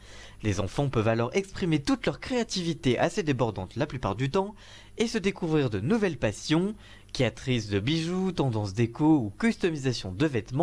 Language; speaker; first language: French; native; French